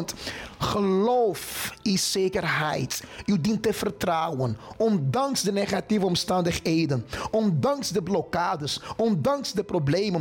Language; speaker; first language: Dutch; non-native, fluent; Portuguese